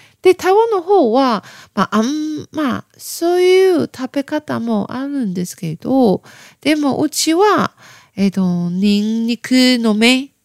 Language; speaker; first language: Japanese; non-native, learner; Chinese